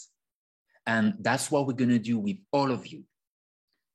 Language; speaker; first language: English; non-native, fluent; French